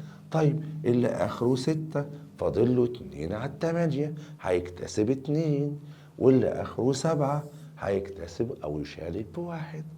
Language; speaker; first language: Arabic; native; Arabic